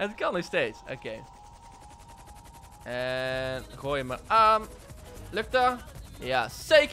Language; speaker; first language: Dutch; native; Dutch